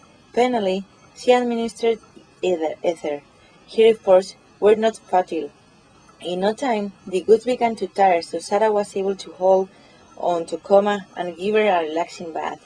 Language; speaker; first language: English; non-native, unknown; Spanish